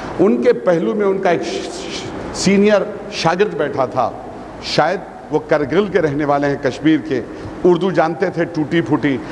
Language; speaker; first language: Urdu; non-native, local second language; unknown